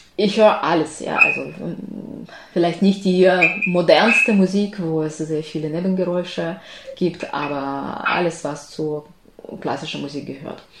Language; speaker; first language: German; non-native, fluent; Ukrainian